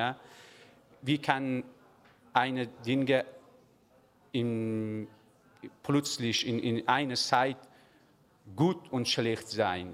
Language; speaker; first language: German; non-native, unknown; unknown